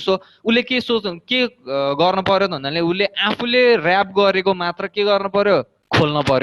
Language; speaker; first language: Nepali; native; Nepali